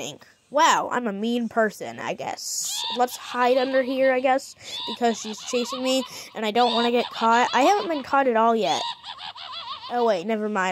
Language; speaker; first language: English; native; English